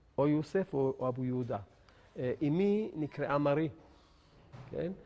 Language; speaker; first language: Hebrew; native; Hebrew